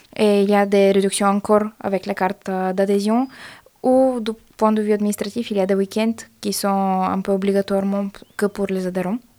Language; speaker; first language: French; non-native, fluent; Bulgarian